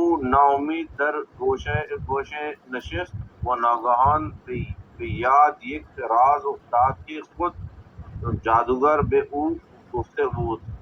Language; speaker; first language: Persian; non-native, learner; Urdu